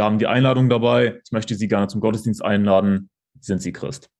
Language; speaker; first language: German; native; German